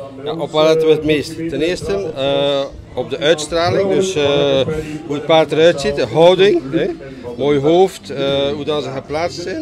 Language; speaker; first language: Dutch; native; Dutch